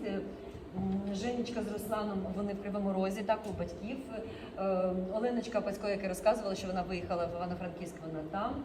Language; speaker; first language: Ukrainian; non-native, local second language; Russian